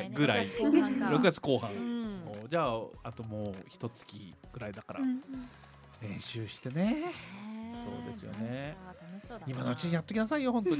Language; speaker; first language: Japanese; native; Japanese